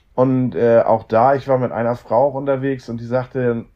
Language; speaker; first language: German; native; German